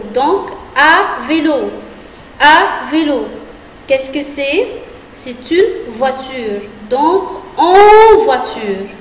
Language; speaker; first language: French; non-native, fluent; Arabic